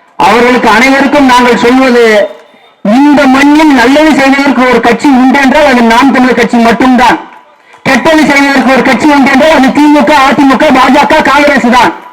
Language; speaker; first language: Tamil; non-native, local second language; Kannada